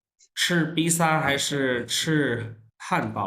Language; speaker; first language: Chinese; non-native, fluent; Urdu